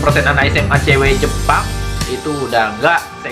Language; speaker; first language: Indonesian; native; Indonesian